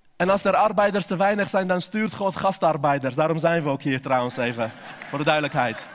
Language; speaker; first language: Dutch; non-native, fluent; Armenian